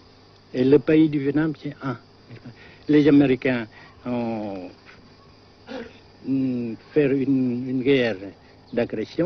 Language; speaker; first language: French; non-native, fluent; Vietnamese